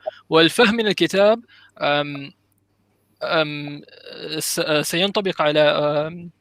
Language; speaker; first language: Arabic; non-native, learner; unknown